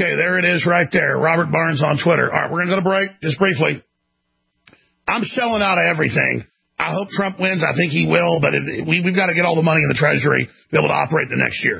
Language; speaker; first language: English; native; English